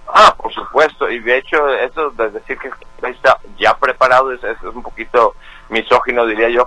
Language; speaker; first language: Spanish; native; Spanish